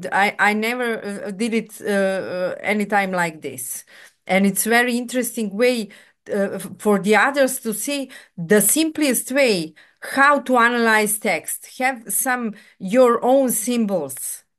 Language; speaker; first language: English; non-native, fluent; Serbian